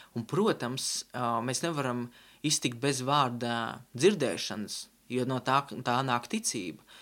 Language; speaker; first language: Latvian; non-native, local second language; Russian